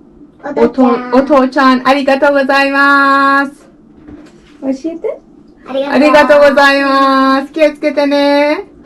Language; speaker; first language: Japanese; non-native, learner; Persian